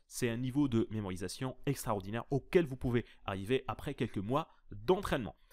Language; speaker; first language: French; native; French